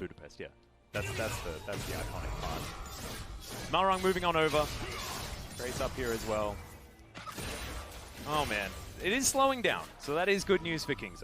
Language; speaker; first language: English; native; English